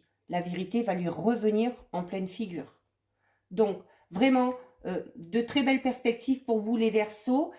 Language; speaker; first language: French; native; French